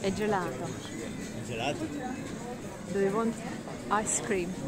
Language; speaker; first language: English; non-native, learner; Russian